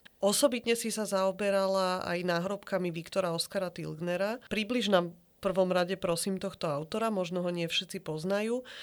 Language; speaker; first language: Slovak; native; Slovak